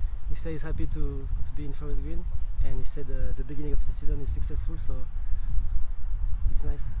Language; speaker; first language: English; non-native, fluent; French